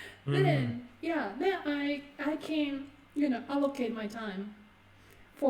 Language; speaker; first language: English; non-native, fluent; Japanese